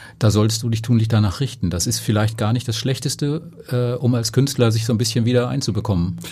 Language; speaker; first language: German; native; German